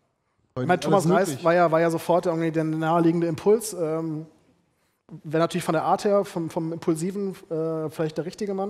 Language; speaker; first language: German; native; German